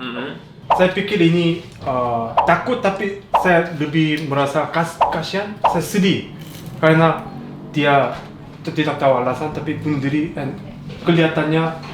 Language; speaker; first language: Indonesian; non-native, learner; Korean